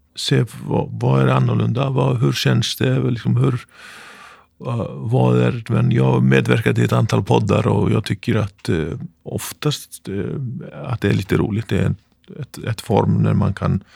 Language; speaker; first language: Swedish; non-native, fluent; Icelandic